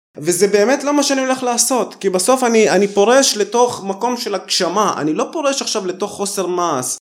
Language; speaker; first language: Hebrew; early bilingual, other home language; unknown